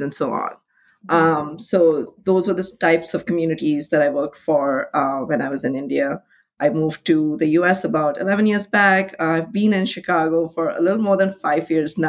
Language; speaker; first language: English; non-native, local second language; Hindi